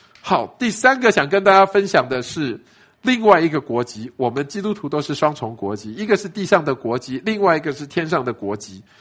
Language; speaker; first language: Chinese; native; Chinese